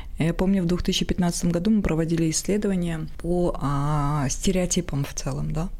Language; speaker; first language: Russian; non-native, local second language; Tajik